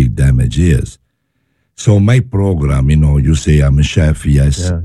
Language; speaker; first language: English; non-native, learner; Italian